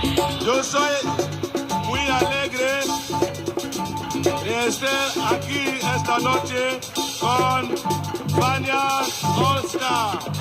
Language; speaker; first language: Spanish; non-native, learner; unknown